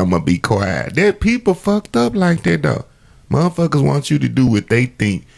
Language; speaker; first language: English; native; English